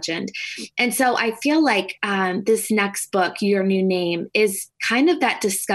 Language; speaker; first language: English; native; English